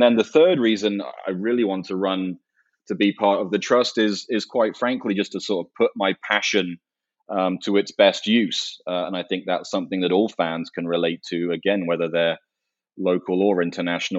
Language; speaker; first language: English; native; English